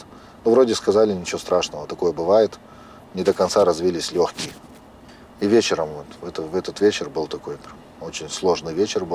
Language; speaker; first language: Russian; native; Russian